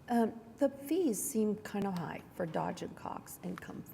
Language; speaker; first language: English; native; English